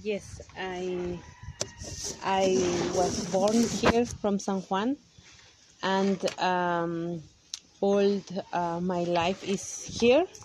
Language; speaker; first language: English; non-native, learner; Kaqchikel